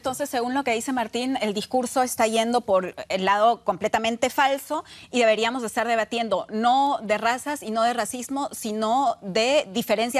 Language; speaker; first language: Spanish; native; Spanish